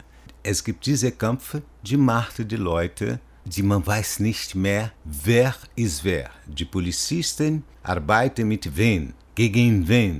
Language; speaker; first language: German; non-native, learner; Portuguese